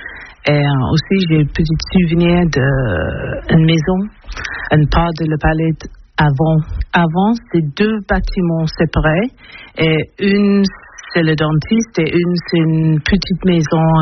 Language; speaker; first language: French; non-native, learner; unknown